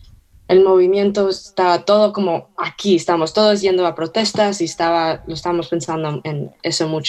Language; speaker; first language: Spanish; early bilingual, heritage; Spanish